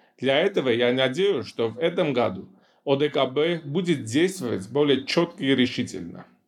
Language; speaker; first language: Russian; non-native, local second language; Armenian